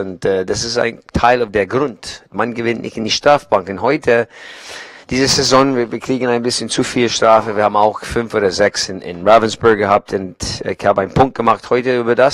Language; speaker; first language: German; non-native, learner; English